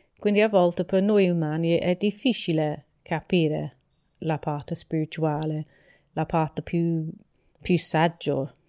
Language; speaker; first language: Italian; non-native, fluent; English